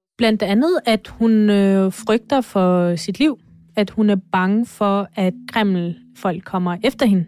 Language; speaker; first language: Danish; non-native, fluent; Russian